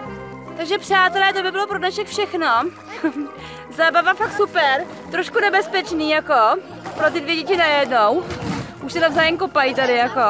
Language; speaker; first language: Czech; native; Czech